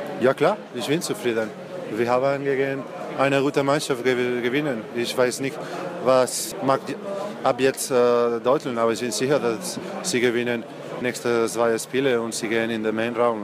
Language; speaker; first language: German; non-native, learner; Spanish